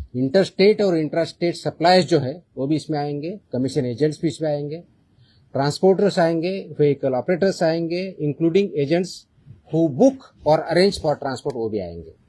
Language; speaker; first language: Hindi; non-native, local second language; Marathi